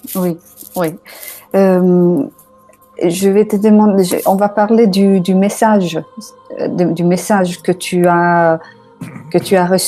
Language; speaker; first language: French; non-native, fluent; Italian